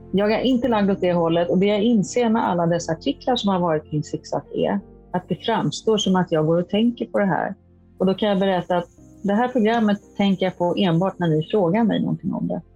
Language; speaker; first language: Swedish; native; Swedish